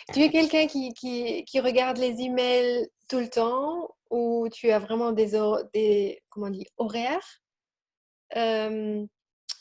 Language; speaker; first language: French; non-native, learner; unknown